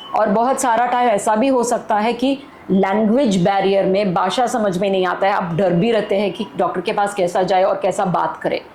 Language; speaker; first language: Hindi; non-native, local second language; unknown